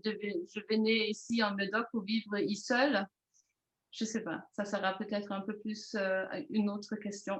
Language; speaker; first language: French; non-native, fluent; German